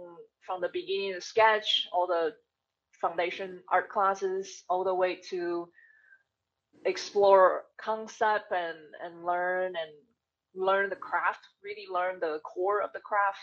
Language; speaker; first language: English; non-native, fluent; Chinese